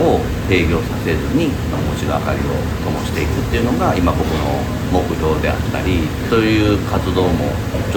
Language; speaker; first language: Japanese; native; Japanese